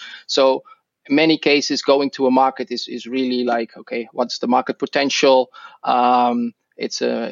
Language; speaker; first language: English; non-native, fluent; Dutch